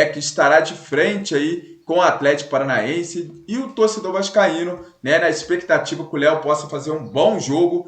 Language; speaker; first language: Portuguese; native; Portuguese